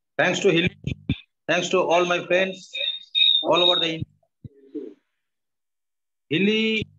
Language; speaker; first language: Hindi; non-native, local second language; Bangla